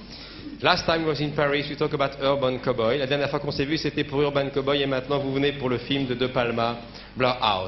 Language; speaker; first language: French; native; French